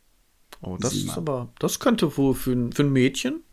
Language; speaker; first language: German; native; German